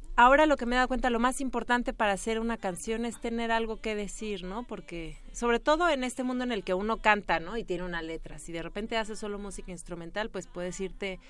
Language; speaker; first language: Spanish; native; Spanish